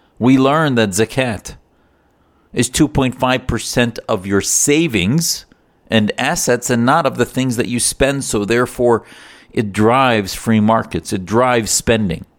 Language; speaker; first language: English; native; English